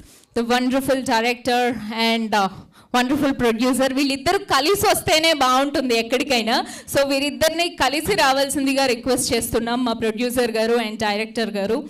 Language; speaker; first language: Telugu; native; Telugu